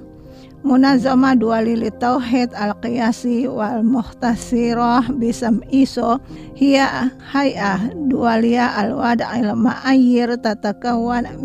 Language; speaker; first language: Arabic; non-native, fluent; Indonesian